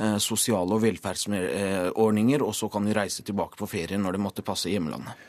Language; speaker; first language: Norwegian; early bilingual, other home language; Persian